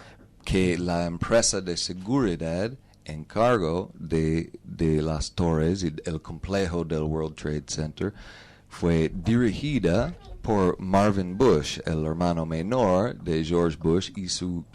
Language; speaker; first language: Spanish; non-native, learner; English